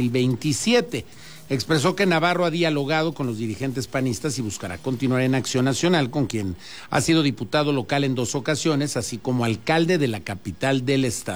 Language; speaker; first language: Spanish; native; Spanish